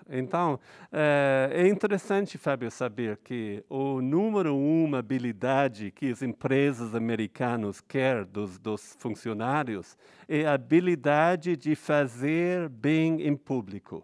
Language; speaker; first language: Portuguese; non-native, fluent; English